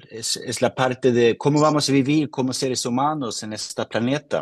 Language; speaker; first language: Spanish; non-native, fluent; Swedish